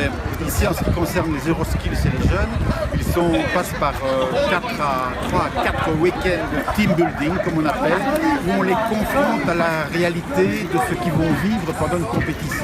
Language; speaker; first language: French; native; French